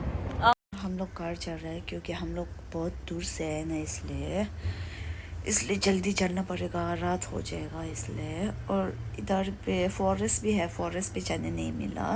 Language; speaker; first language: Hindi; non-native, fluent; Tibetan